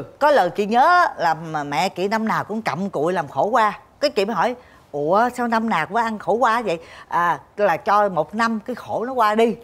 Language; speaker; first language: Vietnamese; native; Vietnamese